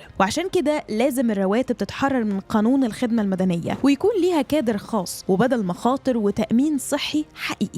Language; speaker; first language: Arabic; native; Arabic